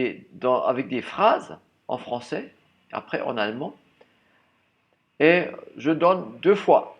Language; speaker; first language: French; non-native, fluent; German